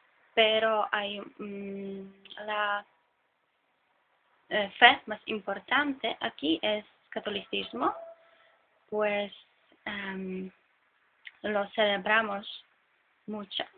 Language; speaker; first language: Spanish; non-native, fluent; Polish